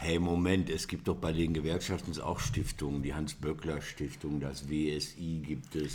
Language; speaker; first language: German; native; German